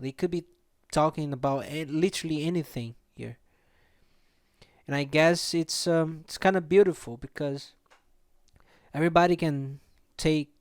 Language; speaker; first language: English; non-native, fluent; Portuguese